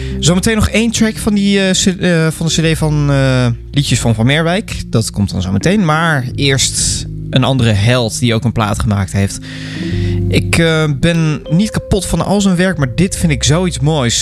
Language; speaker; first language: Dutch; native; Dutch